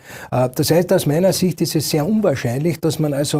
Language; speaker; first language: German; native; German